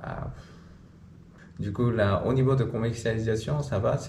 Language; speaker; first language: French; non-native, learner; Korean